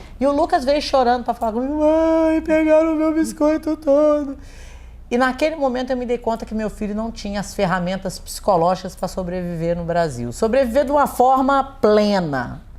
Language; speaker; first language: Portuguese; native; Portuguese